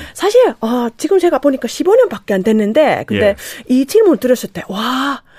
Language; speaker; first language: Korean; non-native, fluent; Finnish